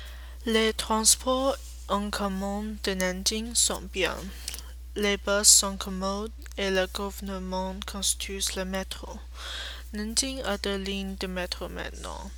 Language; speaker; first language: French; non-native, learner; Chinese